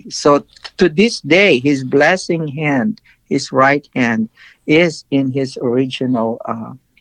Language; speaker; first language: English; non-native, local second language; Filipino